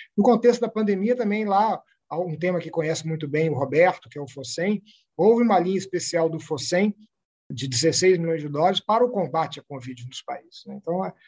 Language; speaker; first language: Portuguese; native; Portuguese